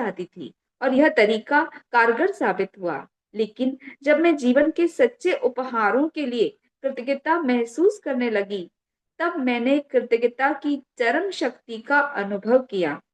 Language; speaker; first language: Hindi; native; Hindi